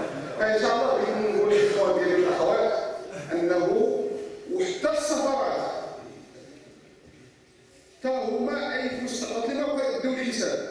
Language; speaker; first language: Arabic; native; Arabic